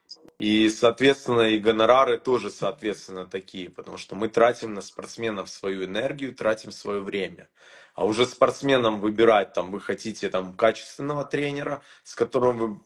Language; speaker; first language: Russian; native; Russian